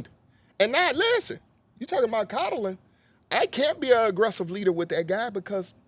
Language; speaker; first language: English; native; English